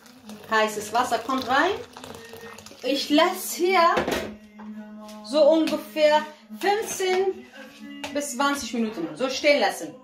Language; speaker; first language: German; non-native, learner; Kurdish